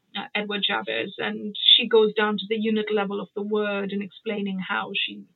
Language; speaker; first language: English; non-native, local second language; Gujarati